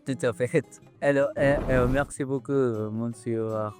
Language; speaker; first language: French; non-native, learner; Filipino